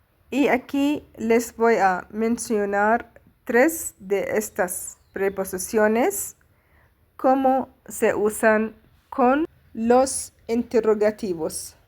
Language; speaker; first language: Spanish; non-native, fluent; Arabic